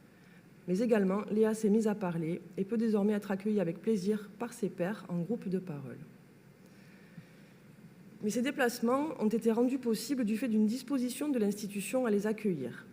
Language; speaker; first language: French; native; French